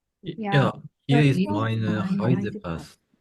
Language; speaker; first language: German; non-native, learner; Korean